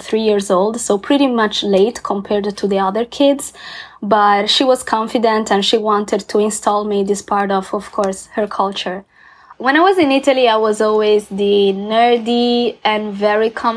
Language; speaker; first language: English; non-native, fluent; Italian